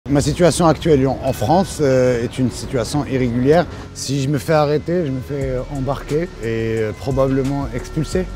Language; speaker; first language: French; non-native, local second language; Arabic